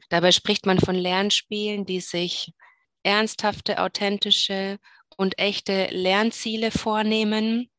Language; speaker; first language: German; native; German